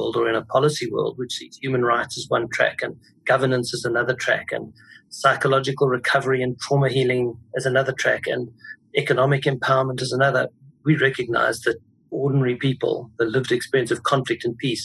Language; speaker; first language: English; native; English